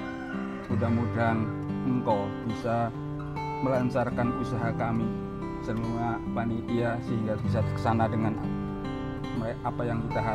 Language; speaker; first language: Indonesian; non-native, local second language; Javanese